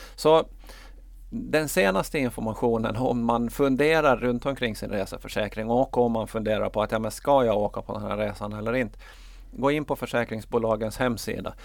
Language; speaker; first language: Swedish; native; Swedish